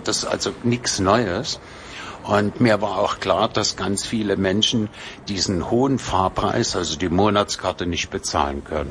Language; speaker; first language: German; native; German